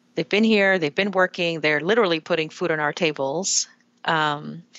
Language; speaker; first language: English; early bilingual, other home language; Spanish